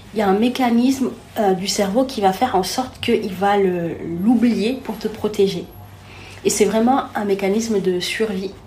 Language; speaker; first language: French; non-native, local second language; Wolof